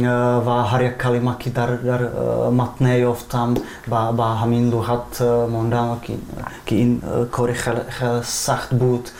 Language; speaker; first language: Persian; non-native, fluent; Czech